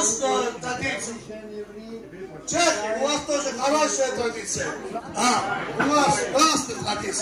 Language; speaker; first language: Russian; non-native, learner; Georgian